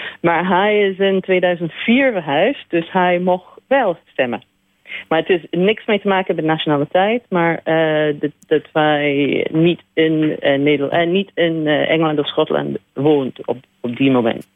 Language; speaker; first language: Dutch; non-native, learner; English